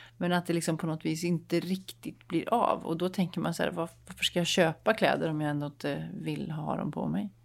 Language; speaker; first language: Swedish; native; Swedish